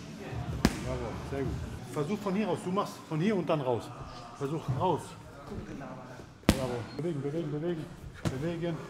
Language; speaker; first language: German; native; German